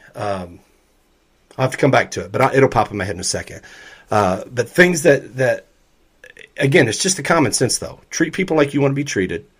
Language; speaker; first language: English; native; English